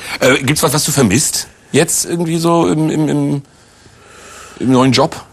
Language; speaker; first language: German; native; German